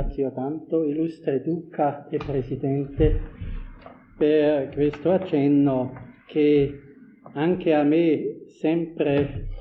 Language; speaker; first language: Italian; non-native, fluent; German